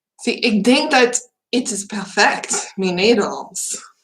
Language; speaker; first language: Dutch; non-native, learner; English